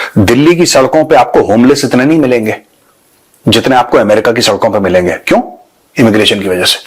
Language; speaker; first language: Hindi; native; Hindi